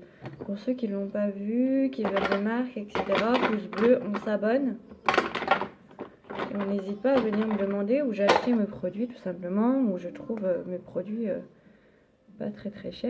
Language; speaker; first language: French; native; French